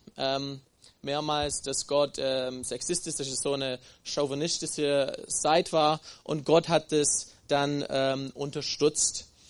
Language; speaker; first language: German; non-native, fluent; English